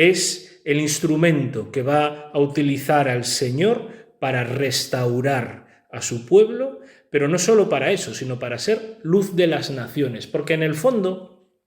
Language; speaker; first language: Spanish; native; Spanish